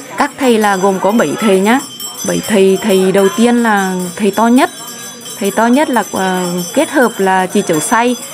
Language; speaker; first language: Vietnamese; non-native, local second language; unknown